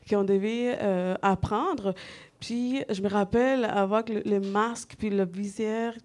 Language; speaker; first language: French; non-native, fluent; Spanish